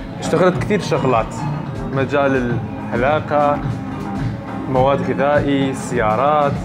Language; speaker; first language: Arabic; non-native, local second language; Kurdish